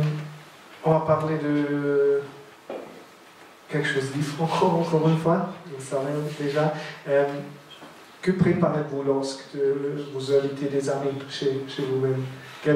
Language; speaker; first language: French; non-native, local second language; German